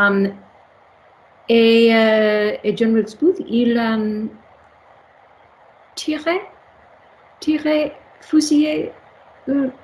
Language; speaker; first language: French; non-native, learner; English